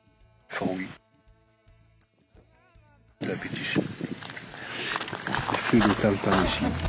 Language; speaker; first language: French; non-native, learner; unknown